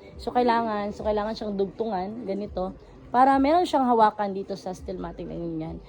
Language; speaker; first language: Filipino; non-native, local second language; Cebuano